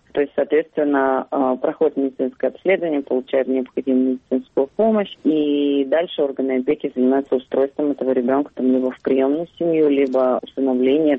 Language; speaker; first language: Russian; native; Russian